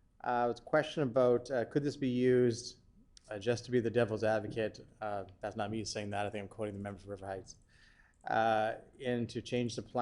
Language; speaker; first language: English; native; English